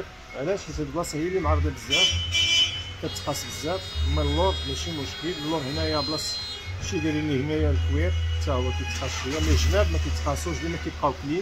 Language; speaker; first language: Arabic; native; Arabic